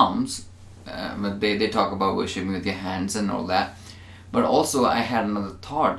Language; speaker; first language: English; non-native, local second language; Malayalam